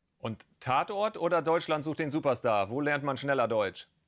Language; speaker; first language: German; native; German